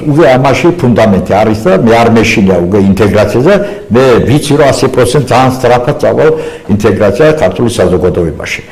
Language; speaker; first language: Georgian; non-native, local second language; Azerbaijani